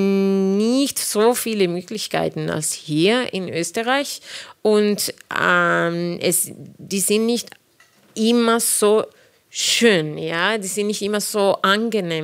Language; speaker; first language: German; non-native, fluent; Spanish